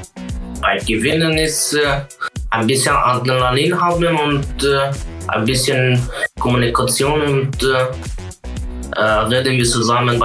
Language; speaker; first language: German; non-native, local second language; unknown